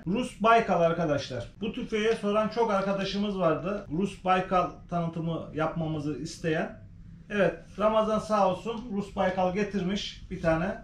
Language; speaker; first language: Turkish; native; Turkish